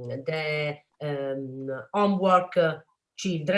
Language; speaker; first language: English; non-native, learner; Italian